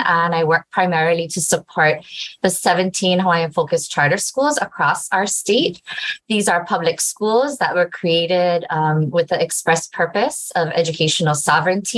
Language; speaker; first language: English; native; English